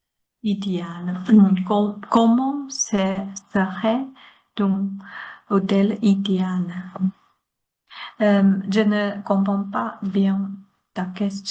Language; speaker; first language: French; non-native, learner; Chinese